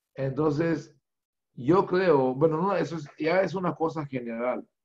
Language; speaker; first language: Spanish; non-native, fluent; Hebrew